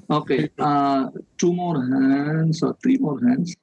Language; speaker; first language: English; non-native, local second language; Tamil